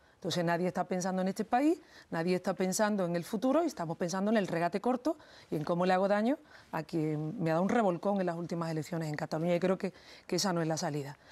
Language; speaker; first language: Spanish; native; Spanish